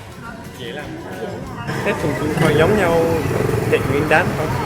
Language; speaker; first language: Vietnamese; non-native, learner; English